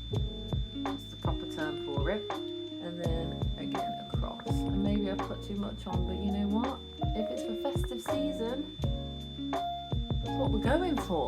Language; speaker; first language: English; native; English